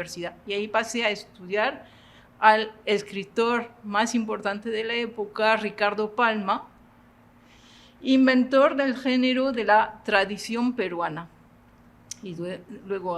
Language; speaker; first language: Spanish; non-native, fluent; French